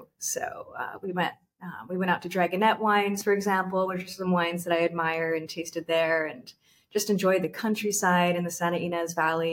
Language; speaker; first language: English; native; English